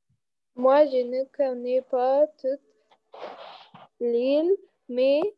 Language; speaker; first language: French; non-native, learner; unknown